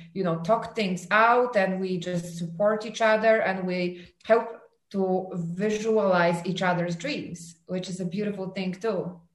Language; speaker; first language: English; non-native, fluent; Polish